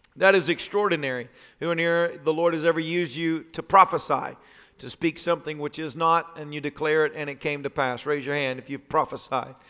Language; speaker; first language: English; native; English